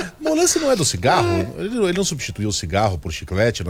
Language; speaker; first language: Portuguese; native; Portuguese